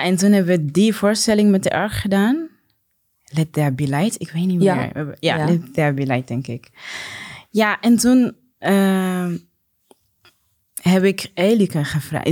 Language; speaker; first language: Dutch; non-native, learner; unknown